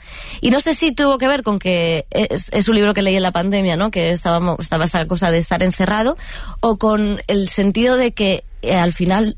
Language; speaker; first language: Spanish; native; Spanish